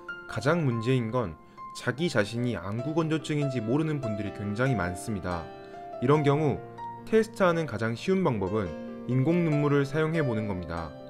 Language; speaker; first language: Korean; native; Korean